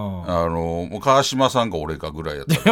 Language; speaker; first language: Japanese; native; Japanese